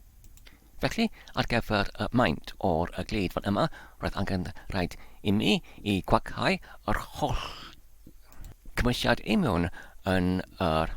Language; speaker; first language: Welsh; non-native, learner; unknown